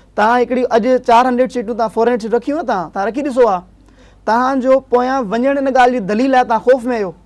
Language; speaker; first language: Sindhi; native; Sindhi